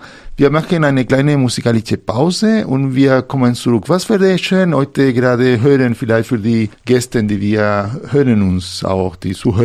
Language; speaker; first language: German; non-native, fluent; Spanish